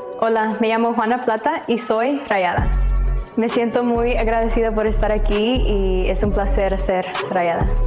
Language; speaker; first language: Spanish; early bilingual, heritage; Spanish